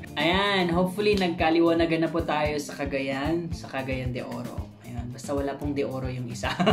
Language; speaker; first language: Filipino; non-native, local second language; Iloko